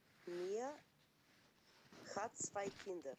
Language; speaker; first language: German; non-native, learner; Macedonian